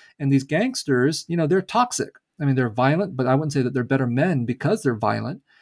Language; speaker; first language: English; early bilingual, other home language; Vietnamese